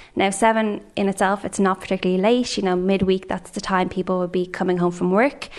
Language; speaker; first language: English; native; English